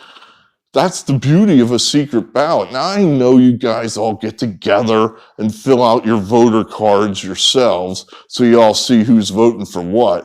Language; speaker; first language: English; native; English